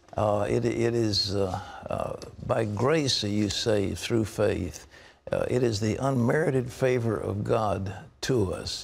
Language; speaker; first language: English; native; English